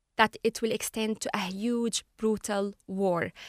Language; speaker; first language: English; non-native, fluent; Arabic